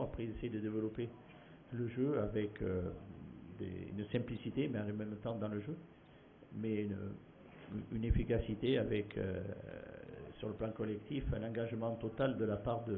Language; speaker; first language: French; native; French